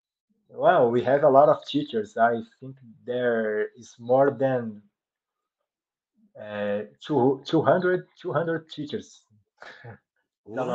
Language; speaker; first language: English; non-native, learner; Portuguese